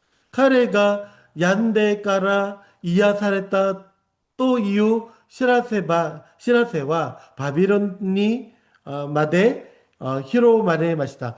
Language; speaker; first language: Japanese; non-native, fluent; Korean